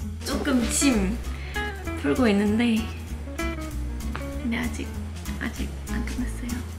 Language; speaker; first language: Korean; early bilingual, heritage; Indonesian